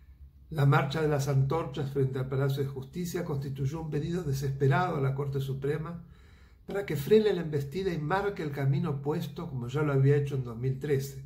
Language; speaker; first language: Spanish; native; Spanish